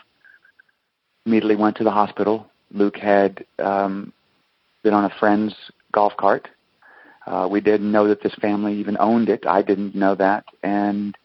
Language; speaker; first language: English; native; English